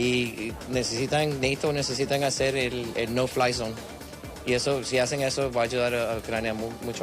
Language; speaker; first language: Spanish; early bilingual, heritage; Spanish